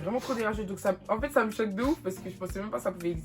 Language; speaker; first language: French; native; French